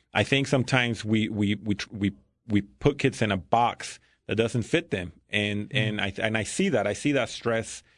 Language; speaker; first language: English; early bilingual, other home language; Spanish